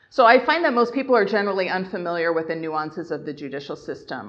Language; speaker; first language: English; native; English